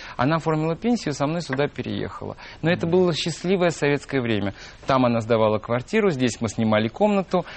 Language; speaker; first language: Russian; native; Russian